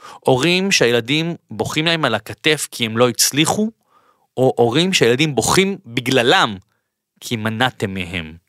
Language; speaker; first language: Hebrew; native; Hebrew